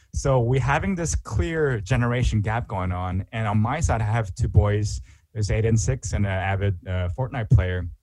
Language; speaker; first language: English; non-native, fluent; Korean